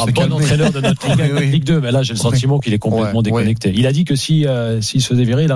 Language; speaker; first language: French; native; French